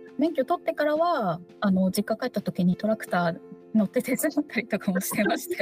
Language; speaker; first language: Japanese; native; Japanese